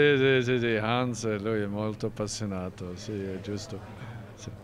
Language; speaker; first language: Italian; non-native, learner; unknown